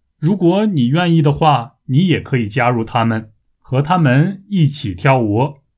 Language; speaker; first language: Chinese; native; Chinese